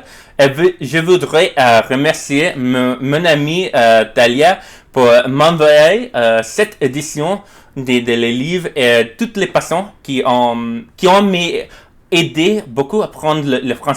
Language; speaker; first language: French; non-native, learner; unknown